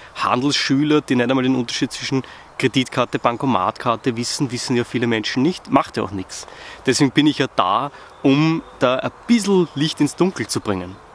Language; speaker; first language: German; native; German